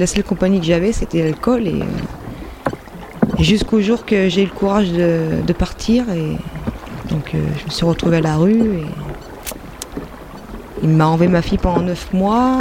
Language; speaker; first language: French; native; French